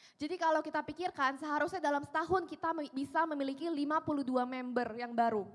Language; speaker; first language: Indonesian; native; Indonesian